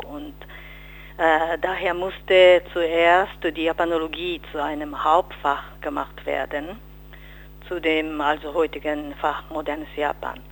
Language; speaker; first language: German; non-native, fluent; Japanese